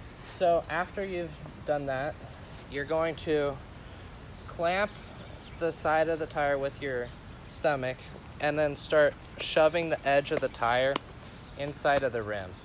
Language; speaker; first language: English; native; English